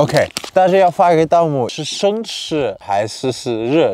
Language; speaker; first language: Chinese; non-native, fluent; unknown